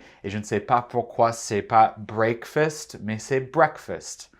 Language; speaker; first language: French; non-native, fluent; English